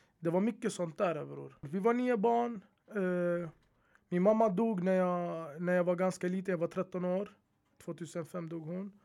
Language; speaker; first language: Swedish; early bilingual, other home language; Arabic